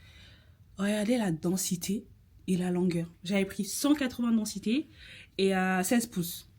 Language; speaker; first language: French; native; French